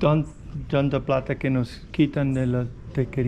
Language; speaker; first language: Spanish; non-native, fluent; English